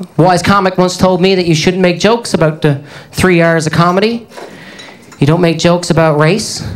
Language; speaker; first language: English; native; English